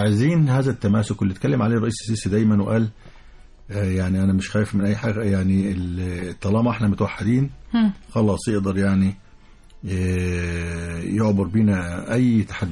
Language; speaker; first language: Arabic; native; Arabic